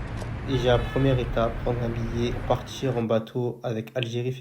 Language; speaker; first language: French; native; French